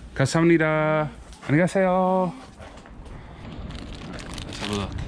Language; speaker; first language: Korean; non-native, learner; English